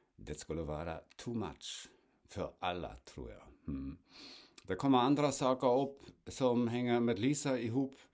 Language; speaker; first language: Swedish; non-native, fluent; German